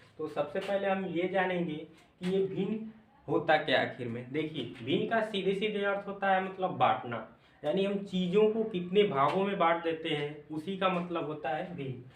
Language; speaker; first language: Hindi; native; Hindi